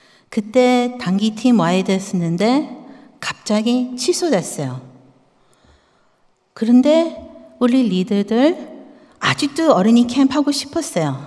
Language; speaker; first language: Korean; early bilingual, heritage; Korean